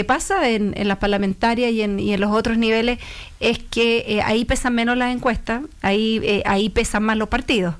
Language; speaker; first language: Spanish; native; Spanish